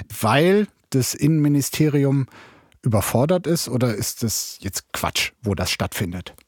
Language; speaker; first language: German; native; German